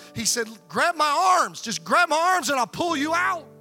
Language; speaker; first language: English; native; English